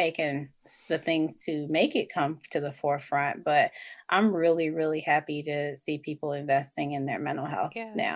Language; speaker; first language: English; native; English